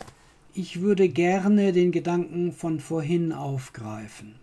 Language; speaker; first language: German; non-native, fluent; English